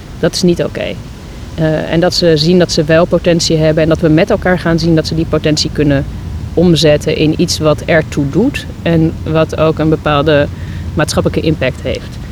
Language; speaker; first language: Dutch; native; Dutch